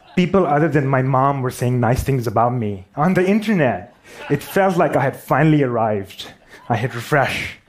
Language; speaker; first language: English; non-native, local second language; Urdu